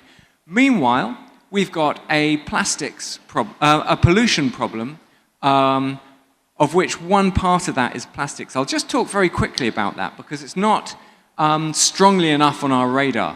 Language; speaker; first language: English; native; English